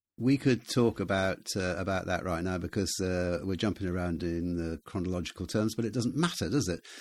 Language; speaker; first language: English; native; English